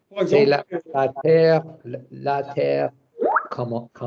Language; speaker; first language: French; non-native, learner; English